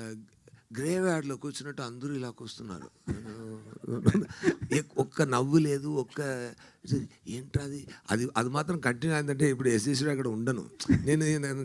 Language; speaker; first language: Telugu; non-native, fluent; Tamil